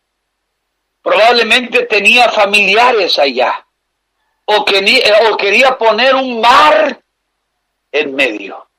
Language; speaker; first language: Spanish; native; Spanish